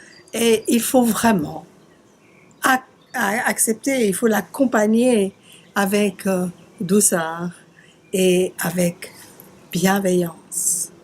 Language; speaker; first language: French; native; French